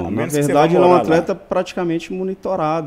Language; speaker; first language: Portuguese; native; Portuguese